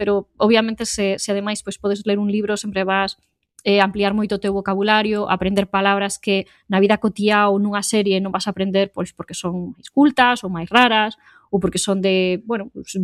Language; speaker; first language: Galician; native; Galician